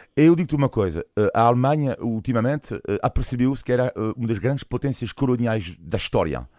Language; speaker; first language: Portuguese; non-native, fluent; French